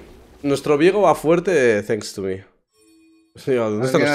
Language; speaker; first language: Spanish; native; Spanish